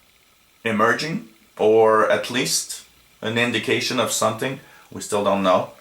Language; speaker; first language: English; non-native, local second language; French